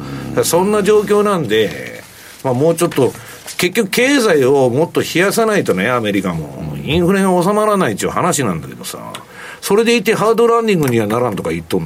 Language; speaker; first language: Japanese; native; Japanese